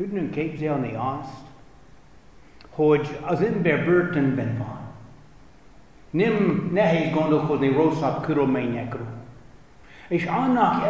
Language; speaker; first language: Hungarian; non-native, fluent; English